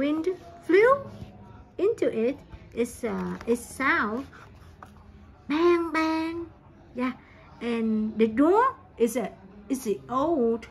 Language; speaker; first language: English; non-native, learner; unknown